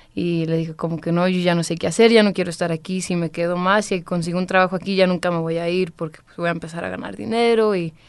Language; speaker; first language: Spanish; early bilingual, heritage; Spanish